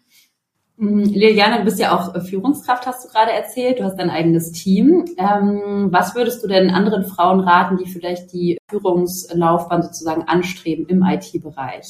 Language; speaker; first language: German; native; German